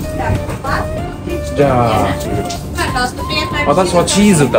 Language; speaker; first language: Japanese; non-native, learner; Russian